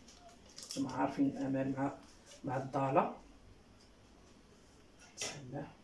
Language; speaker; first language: Arabic; native; Arabic